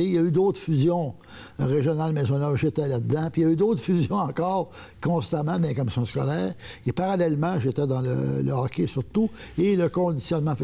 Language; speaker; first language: French; native; French